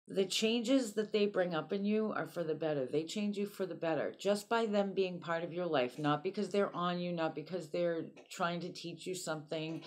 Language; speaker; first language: English; native; English